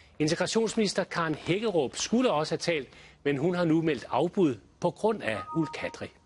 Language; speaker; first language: Danish; native; Danish